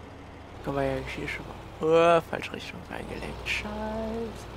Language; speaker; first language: German; native; German